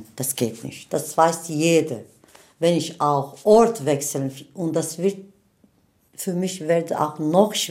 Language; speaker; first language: German; non-native, learner; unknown